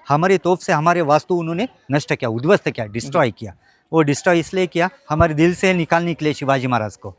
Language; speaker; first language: Hindi; non-native, local second language; Marathi